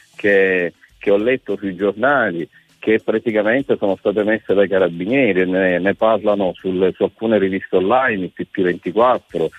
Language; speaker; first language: Italian; native; Italian